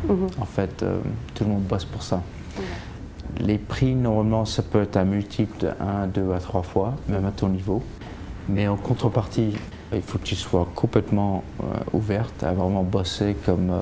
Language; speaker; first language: French; non-native, fluent; English